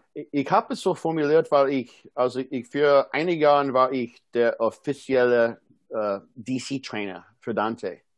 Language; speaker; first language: German; non-native, fluent; English